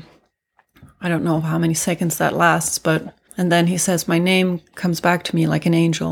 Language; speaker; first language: English; non-native, fluent; Swedish